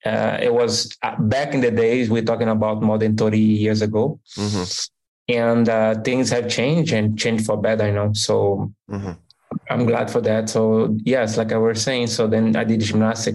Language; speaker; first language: English; non-native, fluent; Portuguese